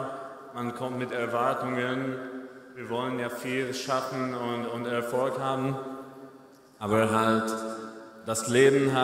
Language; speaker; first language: German; non-native, fluent; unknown